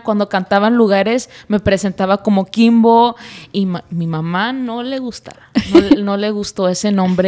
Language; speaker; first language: Spanish; early bilingual, heritage; Spanish